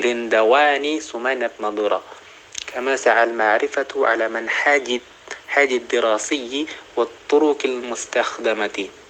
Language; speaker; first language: Arabic; non-native, learner; Indonesian